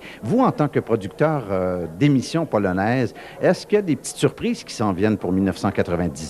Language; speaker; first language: French; native; French